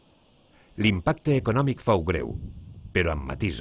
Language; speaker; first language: Catalan; native; Catalan